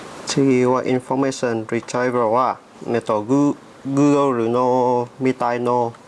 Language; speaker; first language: Japanese; non-native, learner; Vietnamese